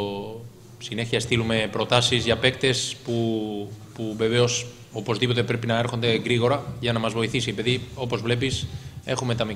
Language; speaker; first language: Greek; non-native, learner; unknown